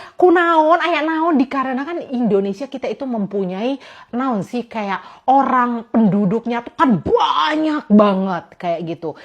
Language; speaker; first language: Indonesian; non-native, local second language; Sundanese